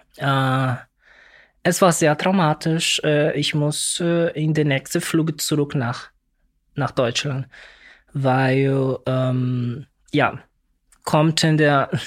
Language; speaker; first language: German; non-native, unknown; Portuguese